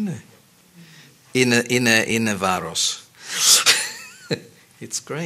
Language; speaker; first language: Greek; non-native, fluent; English